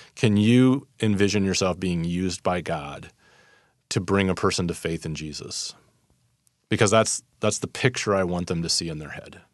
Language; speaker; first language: English; native; English